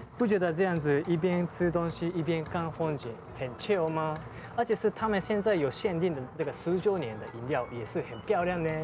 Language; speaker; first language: Chinese; non-native, fluent; Japanese